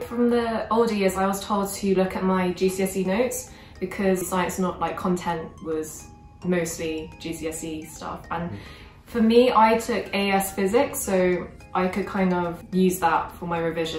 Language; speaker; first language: English; early bilingual, other home language; Korean